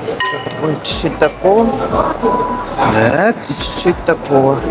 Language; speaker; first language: Russian; native; Russian